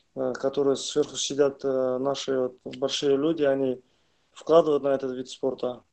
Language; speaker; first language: Russian; non-native, local second language; Kazakh